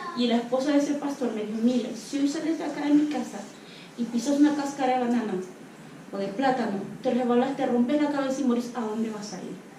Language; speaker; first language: Spanish; non-native, local second language; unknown